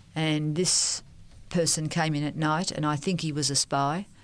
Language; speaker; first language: English; native; English